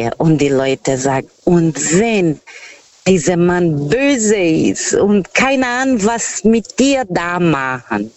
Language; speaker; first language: German; non-native, fluent; Portuguese